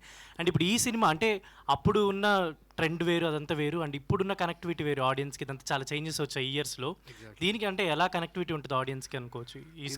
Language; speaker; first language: Telugu; native; Telugu